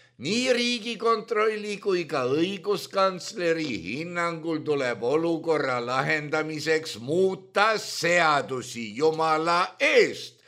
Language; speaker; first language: Estonian; native; Estonian